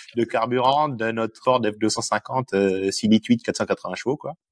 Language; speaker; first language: French; native; French